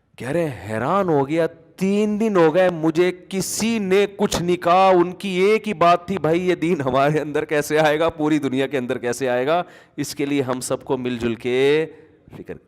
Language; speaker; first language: Urdu; native; Urdu